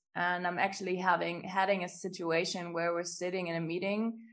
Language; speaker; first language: English; non-native, fluent; German